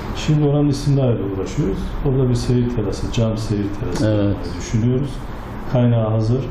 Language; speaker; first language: Turkish; native; Turkish